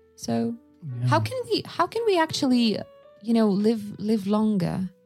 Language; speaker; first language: English; non-native, fluent; Russian